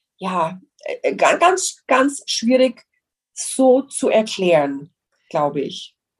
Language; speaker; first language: German; non-native, fluent; English